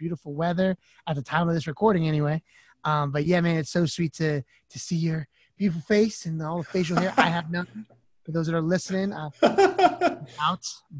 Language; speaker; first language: English; native; English